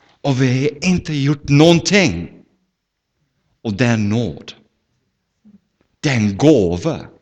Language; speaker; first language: Swedish; non-native, fluent; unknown